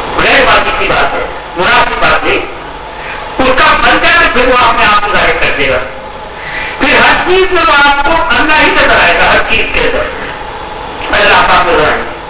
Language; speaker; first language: Urdu; non-native, local second language; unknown